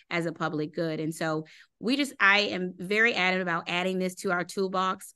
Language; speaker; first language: English; native; English